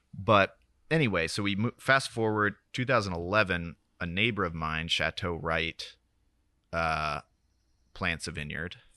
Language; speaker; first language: English; native; English